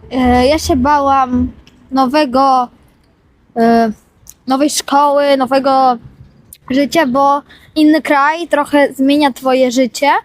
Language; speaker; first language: Polish; early bilingual, other home language; Russian